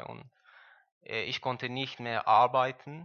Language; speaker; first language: German; non-native, learner; Persian